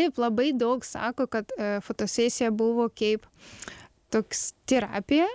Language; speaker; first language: Lithuanian; non-native, learner; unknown